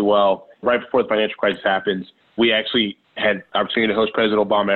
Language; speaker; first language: English; native; English